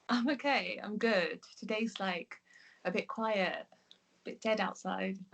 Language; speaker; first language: English; native; English